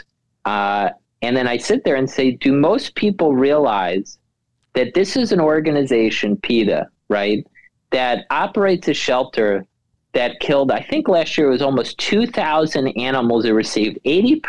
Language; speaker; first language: English; native; English